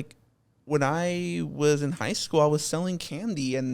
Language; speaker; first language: English; native; English